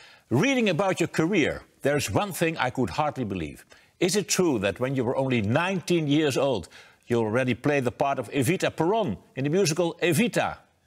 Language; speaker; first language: English; non-native, fluent; Dutch